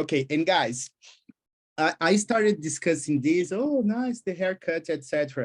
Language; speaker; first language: English; non-native, fluent; Portuguese